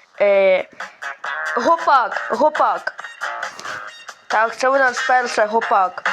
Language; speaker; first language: Ukrainian; non-native, local second language; Russian